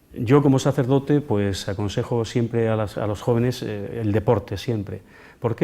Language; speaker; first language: Spanish; native; Spanish